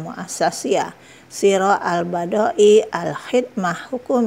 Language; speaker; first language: Arabic; non-native, fluent; Indonesian